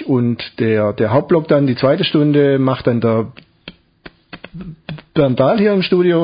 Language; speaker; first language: German; native; German